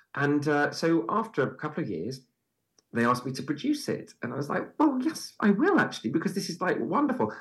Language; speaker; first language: English; native; English